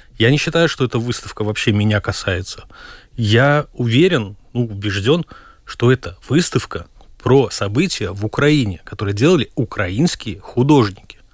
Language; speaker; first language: Russian; native; Russian